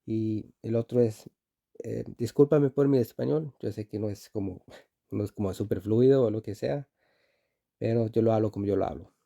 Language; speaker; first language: Spanish; non-native, fluent; Icelandic